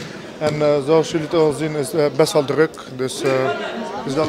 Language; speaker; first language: Dutch; early bilingual, other home language; Turkish